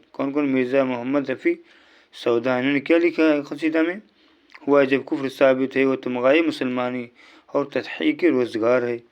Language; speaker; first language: Urdu; native; Urdu